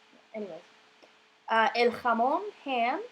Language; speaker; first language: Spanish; non-native, fluent; English